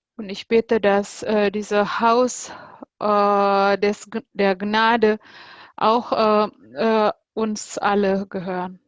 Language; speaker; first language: German; non-native, fluent; Indonesian